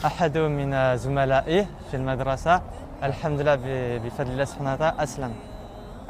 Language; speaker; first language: Arabic; non-native, learner; French